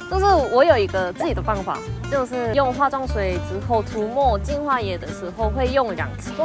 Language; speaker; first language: Chinese; non-native, fluent; Korean